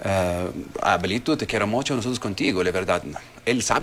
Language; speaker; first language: Spanish; non-native, learner; Arabic